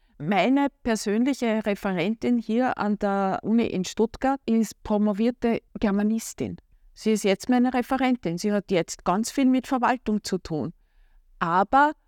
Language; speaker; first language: German; native; German